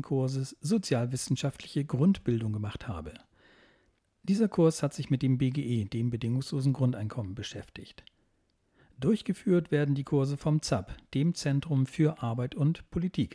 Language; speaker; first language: German; native; German